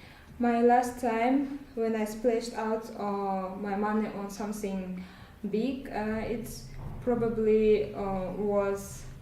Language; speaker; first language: English; non-native, learner; Russian